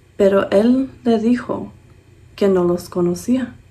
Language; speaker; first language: Spanish; early bilingual, heritage; Spanish